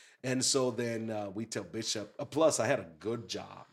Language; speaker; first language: English; early bilingual, other home language; Spanish